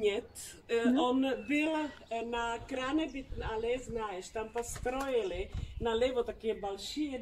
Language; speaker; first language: Russian; early bilingual, heritage; Czech